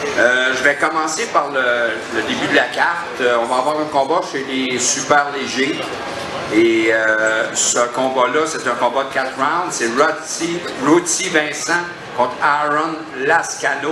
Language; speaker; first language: French; native; French